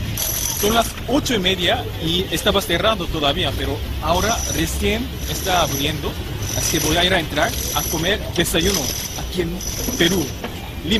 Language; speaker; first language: Spanish; non-native, learner; Korean